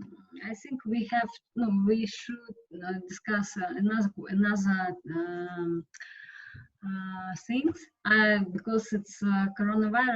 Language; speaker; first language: English; non-native, learner; Russian